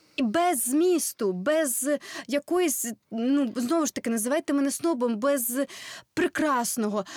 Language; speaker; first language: Ukrainian; non-native, local second language; Russian